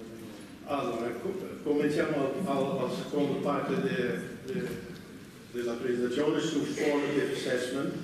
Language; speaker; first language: Italian; non-native, fluent; Dutch